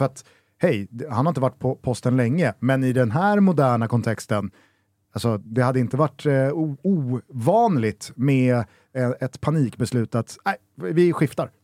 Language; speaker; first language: Swedish; native; Swedish